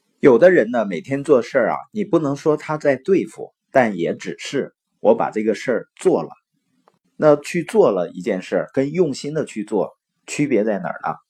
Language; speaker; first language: Chinese; native; Chinese